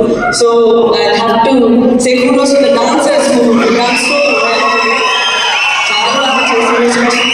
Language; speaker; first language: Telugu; non-native, local second language; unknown